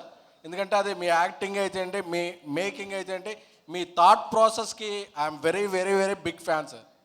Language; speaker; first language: Telugu; native; Telugu